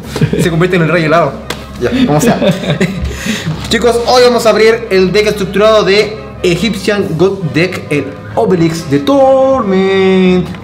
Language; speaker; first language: Spanish; native; Spanish